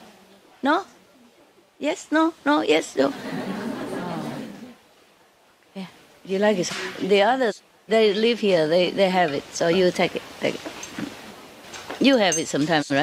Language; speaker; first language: English; non-native, fluent; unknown